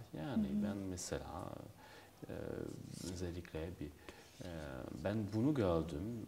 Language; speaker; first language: Turkish; non-native, fluent; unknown